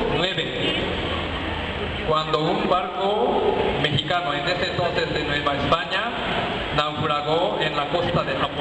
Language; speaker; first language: Spanish; non-native, learner; Japanese